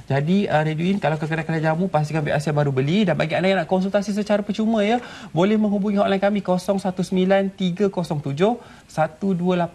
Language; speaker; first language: Malay; native; Malay